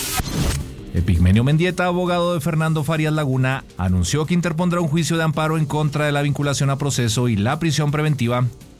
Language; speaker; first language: Spanish; native; Spanish